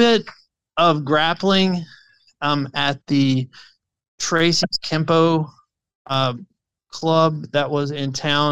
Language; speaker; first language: English; native; English